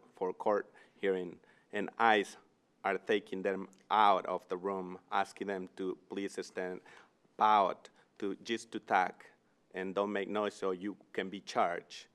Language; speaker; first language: English; non-native, fluent; Spanish